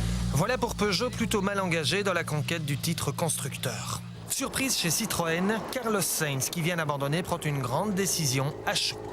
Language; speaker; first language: French; native; French